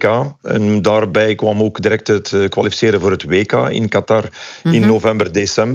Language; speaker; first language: Dutch; native; Dutch